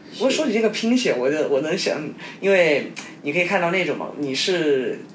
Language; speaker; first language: Chinese; native; Chinese